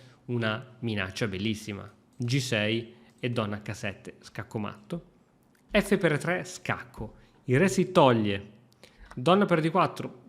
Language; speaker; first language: Italian; native; Italian